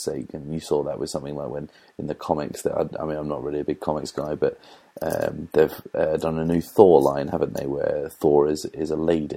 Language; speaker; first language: English; native; English